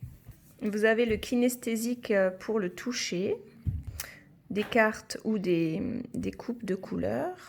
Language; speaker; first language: French; native; French